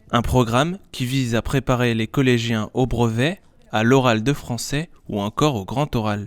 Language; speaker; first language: French; native; French